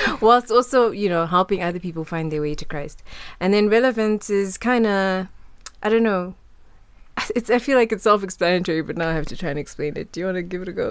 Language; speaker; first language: English; non-native, local second language; Shona